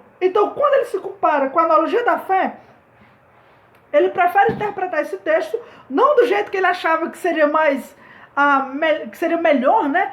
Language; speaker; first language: Portuguese; native; Portuguese